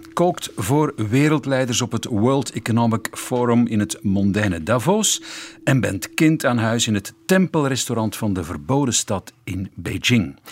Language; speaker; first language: Dutch; native; Dutch